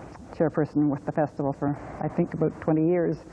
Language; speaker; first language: English; native; English